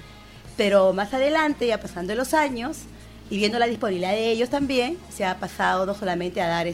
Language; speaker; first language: Spanish; native; Spanish